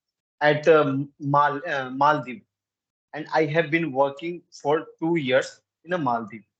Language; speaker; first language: English; non-native, learner; Hindi